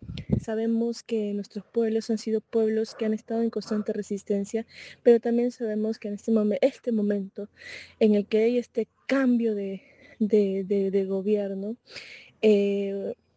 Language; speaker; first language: Spanish; native; Spanish